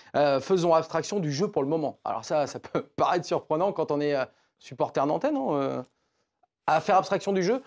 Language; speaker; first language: French; native; French